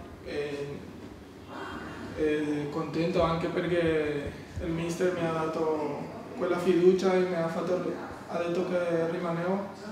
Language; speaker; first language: Italian; non-native, fluent; Spanish